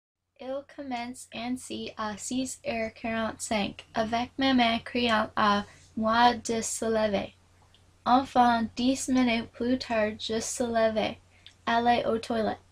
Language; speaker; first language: French; non-native, learner; English